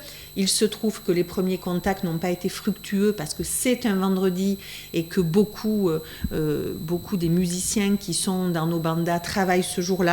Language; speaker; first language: French; native; French